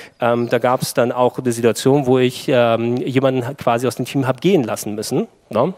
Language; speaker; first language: German; early bilingual, other home language; Greek